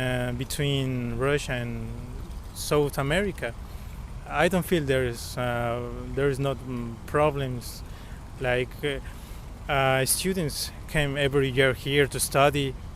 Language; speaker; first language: English; non-native, learner; Spanish